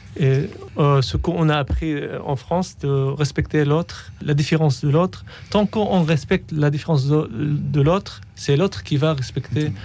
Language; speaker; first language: French; non-native, fluent; Arabic